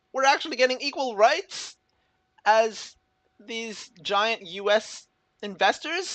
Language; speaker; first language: English; native; English